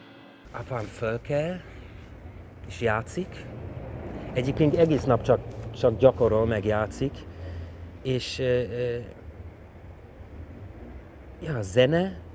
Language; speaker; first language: Hungarian; early bilingual, heritage; Hungarian